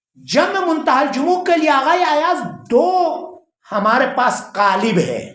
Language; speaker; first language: Urdu; non-native, local second language; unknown